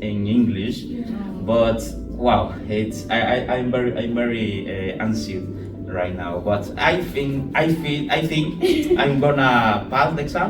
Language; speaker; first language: English; non-native, learner; Spanish